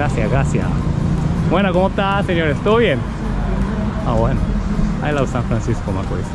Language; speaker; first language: Spanish; non-native, learner; Japanese